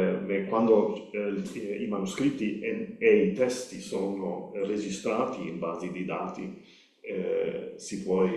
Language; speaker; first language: Italian; non-native, learner; Spanish